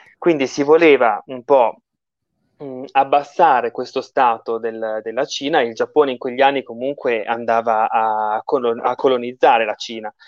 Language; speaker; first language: Italian; native; Italian